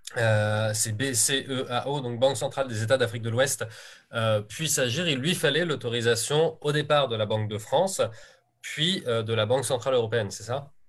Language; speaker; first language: French; native; French